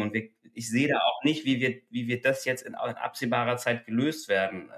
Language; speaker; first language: German; native; German